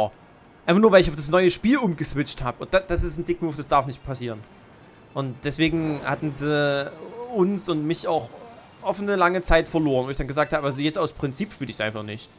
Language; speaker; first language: German; native; German